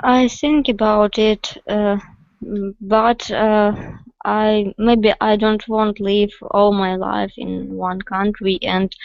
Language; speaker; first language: English; non-native, learner; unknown